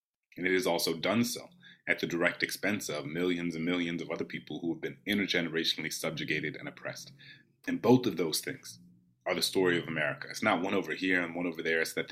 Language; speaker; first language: English; native; English